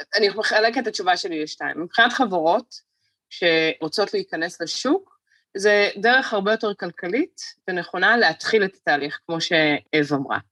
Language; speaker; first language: Hebrew; native; Hebrew